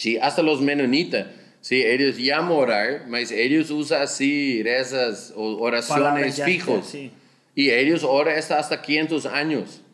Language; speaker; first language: Spanish; non-native, learner; Dutch